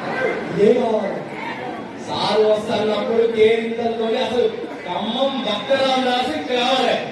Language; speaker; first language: Telugu; native; Telugu